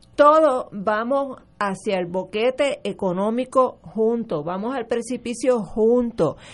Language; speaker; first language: Spanish; early bilingual, other home language; English